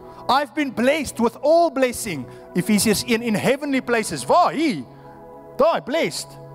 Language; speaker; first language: English; non-native, local second language; Afrikaans